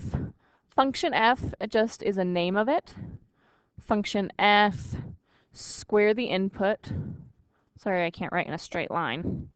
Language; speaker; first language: English; native; English